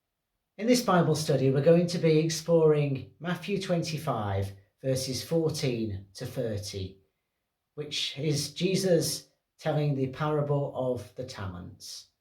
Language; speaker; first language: English; native; English